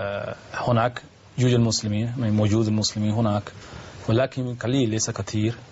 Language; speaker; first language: Arabic; non-native, learner; Spanish